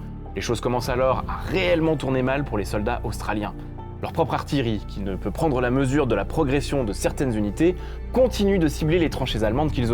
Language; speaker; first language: French; native; French